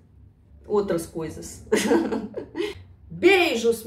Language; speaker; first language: Portuguese; non-native, fluent; Russian